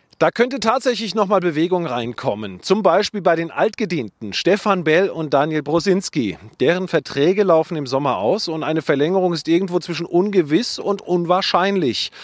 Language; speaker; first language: German; native; German